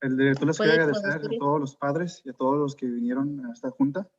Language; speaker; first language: Spanish; early bilingual, heritage; Spanish